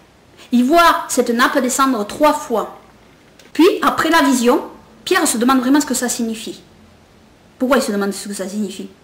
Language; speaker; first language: French; native; French